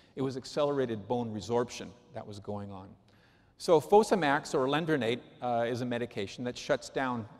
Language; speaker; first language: English; native; English